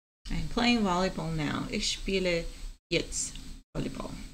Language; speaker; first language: German; non-native, learner; Spanish